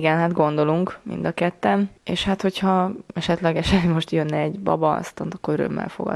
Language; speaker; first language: Hungarian; native; Hungarian